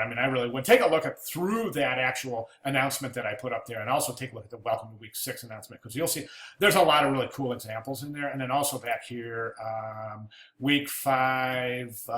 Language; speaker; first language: English; native; English